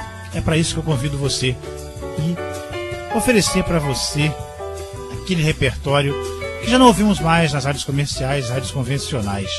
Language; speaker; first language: Portuguese; native; Portuguese